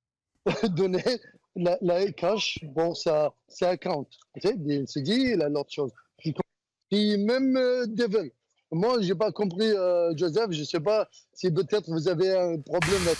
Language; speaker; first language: French; non-native, learner; Arabic